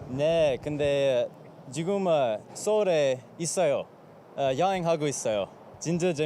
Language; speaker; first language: Korean; non-native, learner; English